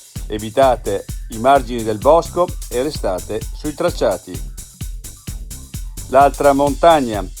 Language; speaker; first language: Italian; native; Italian